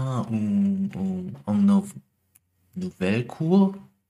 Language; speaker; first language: French; non-native, learner; German